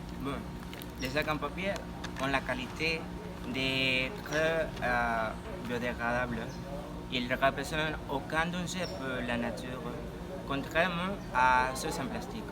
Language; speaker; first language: French; non-native, learner; Spanish